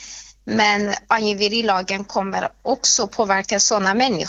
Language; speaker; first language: Swedish; non-native, fluent; Persian